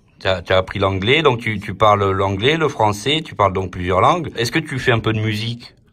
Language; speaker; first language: French; native; French